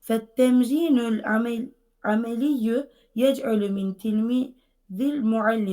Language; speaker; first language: Arabic; non-native, fluent; Turkish